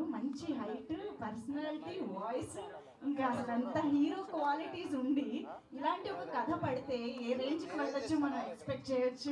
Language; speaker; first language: Telugu; native; Telugu